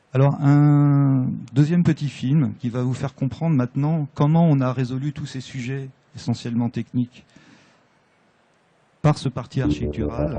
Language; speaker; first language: French; native; French